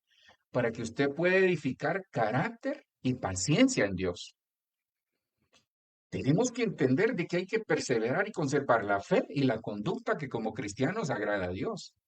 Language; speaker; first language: Spanish; native; Spanish